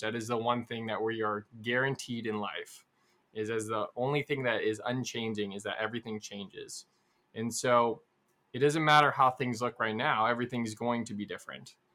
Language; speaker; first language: English; native; English